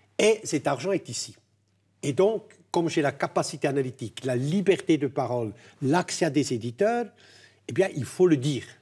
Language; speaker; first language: French; non-native, local second language; German